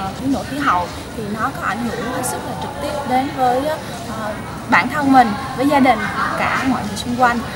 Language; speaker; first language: Vietnamese; native; Vietnamese